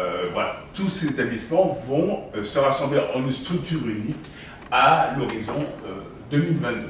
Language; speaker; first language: French; native; French